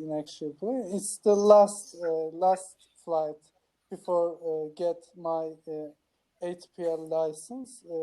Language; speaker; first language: English; non-native, learner; Turkish